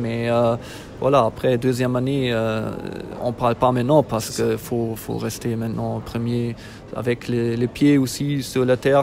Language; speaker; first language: French; non-native, fluent; German